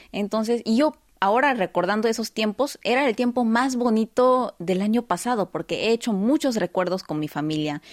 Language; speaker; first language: Spanish; early bilingual, heritage; Spanish